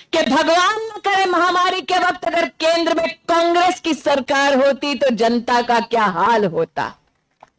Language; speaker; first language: Hindi; non-native, local second language; Gujarati